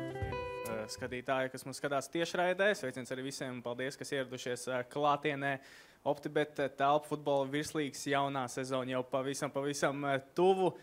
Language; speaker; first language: Latvian; native; Latvian